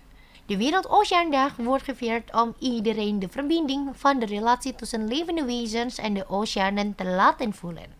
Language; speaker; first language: Dutch; non-native, fluent; Indonesian